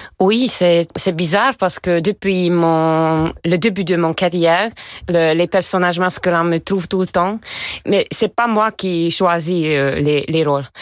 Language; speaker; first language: French; non-native, fluent; Hungarian